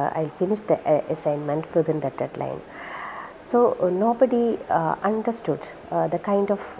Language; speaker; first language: English; non-native, local second language; Malayalam